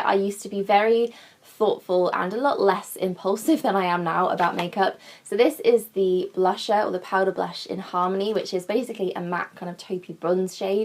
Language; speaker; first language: English; native; English